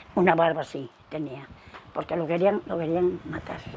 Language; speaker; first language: Spanish; native; Spanish